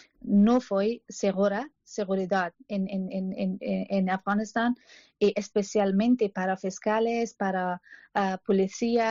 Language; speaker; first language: Spanish; non-native, learner; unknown